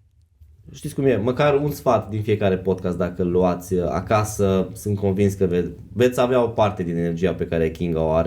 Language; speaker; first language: Romanian; native; Romanian